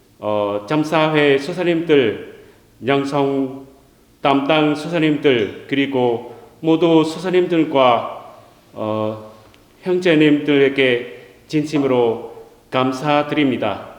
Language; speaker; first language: Korean; non-native, learner; Vietnamese